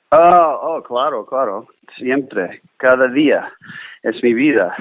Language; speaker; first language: Spanish; non-native, learner; English